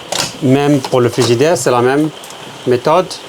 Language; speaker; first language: French; non-native, fluent; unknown